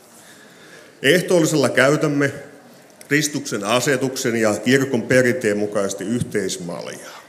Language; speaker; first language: Finnish; native; Finnish